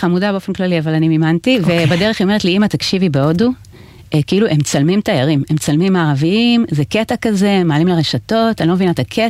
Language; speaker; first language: Hebrew; native; Hebrew